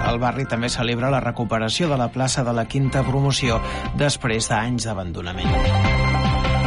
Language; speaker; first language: Catalan; native; Catalan